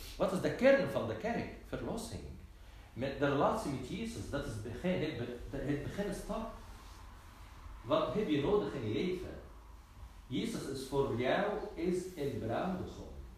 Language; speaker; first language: Dutch; non-native, fluent; Arabic